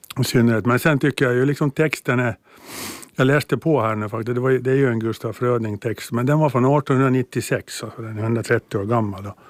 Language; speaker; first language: Swedish; native; Swedish